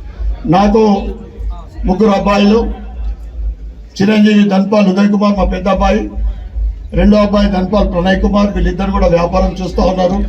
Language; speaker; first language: Telugu; native; Telugu